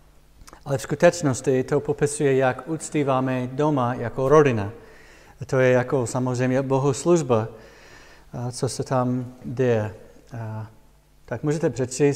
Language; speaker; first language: Czech; non-native, fluent; English